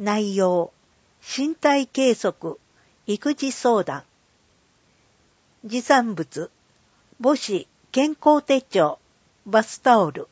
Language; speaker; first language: Japanese; native; Japanese